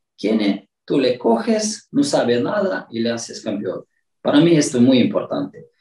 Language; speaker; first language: Spanish; non-native, fluent; Romanian